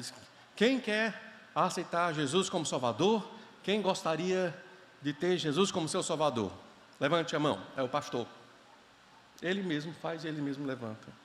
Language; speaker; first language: Portuguese; native; Portuguese